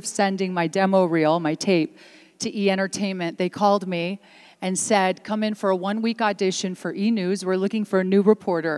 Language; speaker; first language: English; early bilingual, other home language; Italian